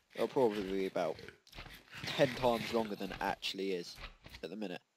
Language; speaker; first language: English; native; English